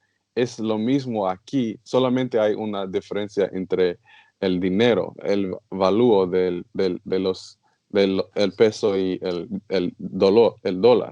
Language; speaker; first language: Spanish; non-native, learner; English